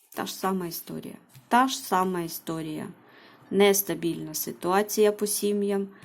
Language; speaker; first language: Ukrainian; native; Ukrainian